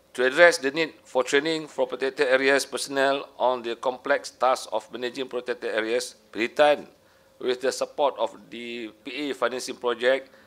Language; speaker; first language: English; non-native, local second language; Malay